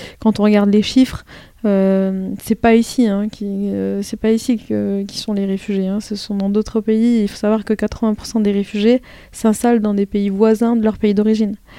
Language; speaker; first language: French; early bilingual, other home language; Arabic